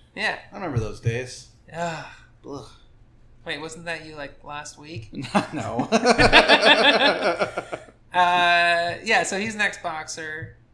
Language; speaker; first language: English; native; English